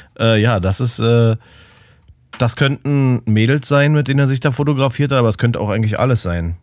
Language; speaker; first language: German; native; German